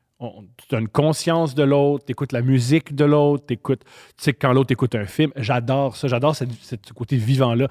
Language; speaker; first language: French; native; French